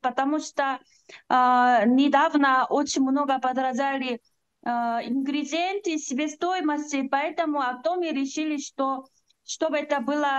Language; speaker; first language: Russian; non-native, learner; Korean